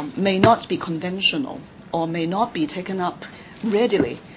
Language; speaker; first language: English; non-native, local second language; Cantonese